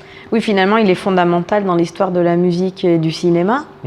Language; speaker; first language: French; native; French